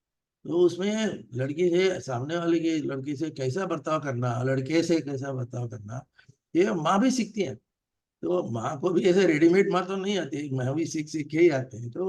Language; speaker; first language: Hindi; non-native, local second language; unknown